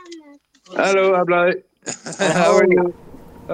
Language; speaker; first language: English; non-native, fluent; Dutch